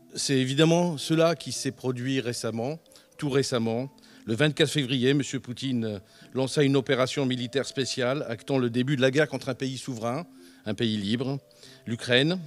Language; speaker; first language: French; native; French